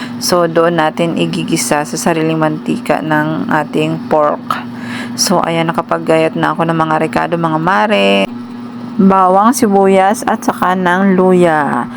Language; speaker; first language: Filipino; non-native, local second language; Iloko